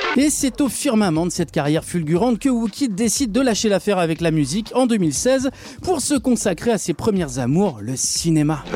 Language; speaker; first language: French; native; French